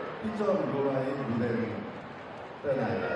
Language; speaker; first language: Thai; non-native, learner; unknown